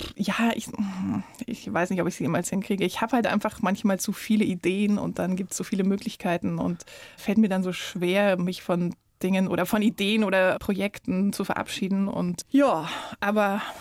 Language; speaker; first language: German; native; German